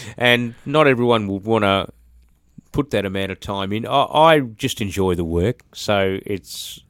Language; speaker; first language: English; native; English